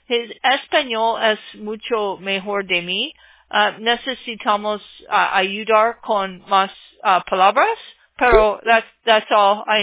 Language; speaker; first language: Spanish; non-native, learner; English